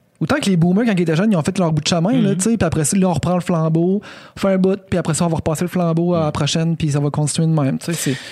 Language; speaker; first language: French; native; French